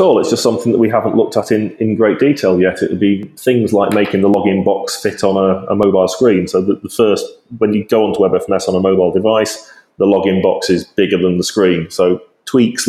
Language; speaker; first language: English; native; English